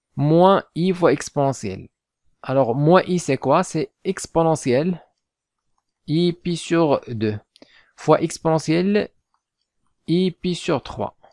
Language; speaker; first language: French; non-native, local second language; Arabic